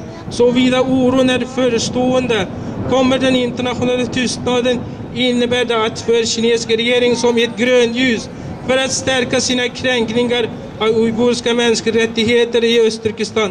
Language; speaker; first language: Swedish; non-native, fluent; Uyghur